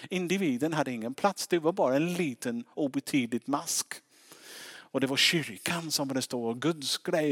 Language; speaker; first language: Swedish; non-native, fluent; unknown